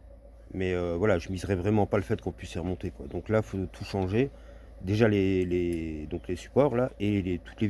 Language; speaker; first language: French; native; French